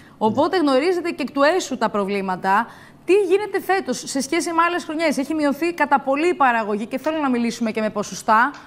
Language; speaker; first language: Greek; native; Greek